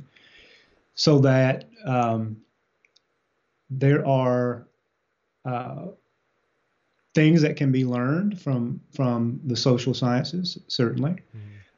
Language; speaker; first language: English; native; English